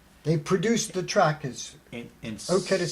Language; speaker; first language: English; native; English